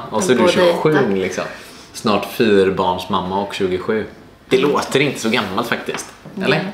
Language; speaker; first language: Swedish; native; Swedish